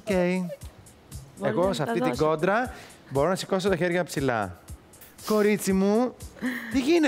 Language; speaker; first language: Greek; native; Greek